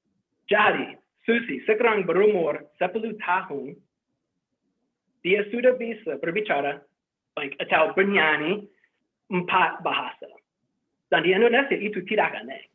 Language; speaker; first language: Indonesian; non-native, fluent; English